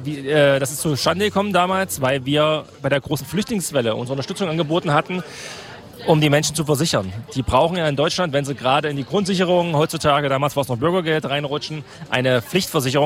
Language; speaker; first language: German; native; German